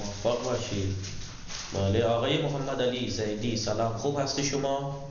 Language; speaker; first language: Persian; non-native, fluent; Urdu